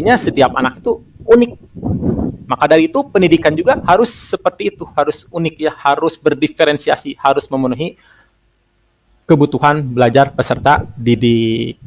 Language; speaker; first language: Indonesian; non-native, local second language; Sundanese